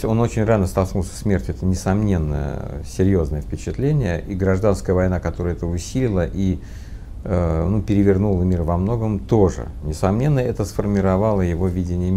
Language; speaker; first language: Russian; native; Russian